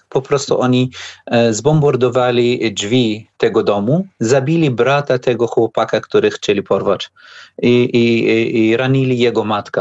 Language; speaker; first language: Polish; non-native, learner; Arabic